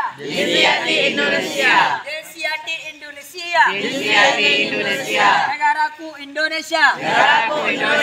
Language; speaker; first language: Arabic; non-native, learner; Indonesian